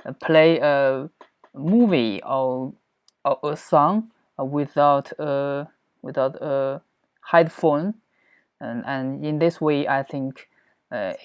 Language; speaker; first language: English; non-native, learner; Chinese